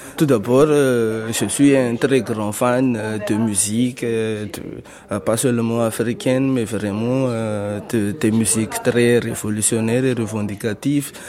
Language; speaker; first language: French; non-native, local second language; Malagasy